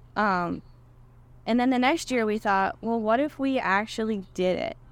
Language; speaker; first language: English; native; English